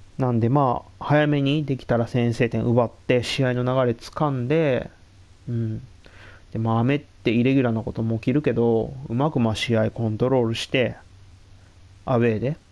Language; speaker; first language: Japanese; native; Japanese